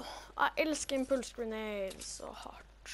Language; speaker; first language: Norwegian; native; Norwegian